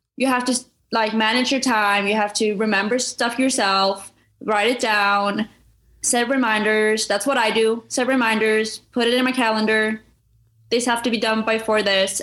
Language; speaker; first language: English; non-native, fluent; Norwegian